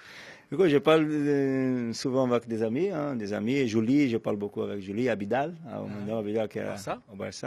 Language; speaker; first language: French; non-native, fluent; Portuguese